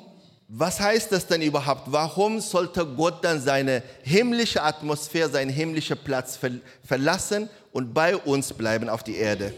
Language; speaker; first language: German; non-native, learner; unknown